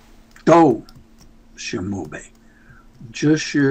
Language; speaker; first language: Chinese; non-native, learner; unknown